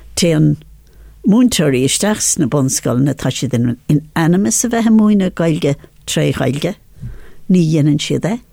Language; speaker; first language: Irish; non-native, local second language; English